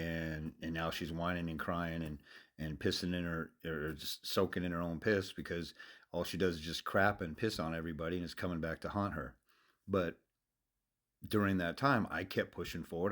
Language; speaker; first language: English; native; English